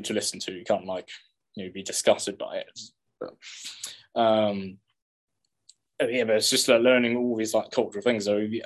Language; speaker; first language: English; native; English